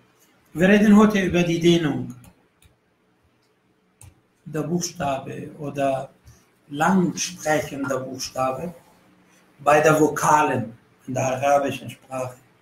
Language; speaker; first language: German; non-native, fluent; Arabic